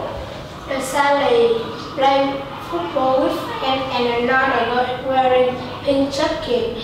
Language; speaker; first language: English; non-native, learner; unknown